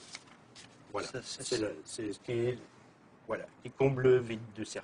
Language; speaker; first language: French; native; French